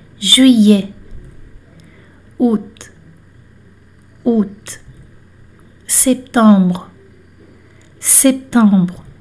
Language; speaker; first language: French; non-native, fluent; Portuguese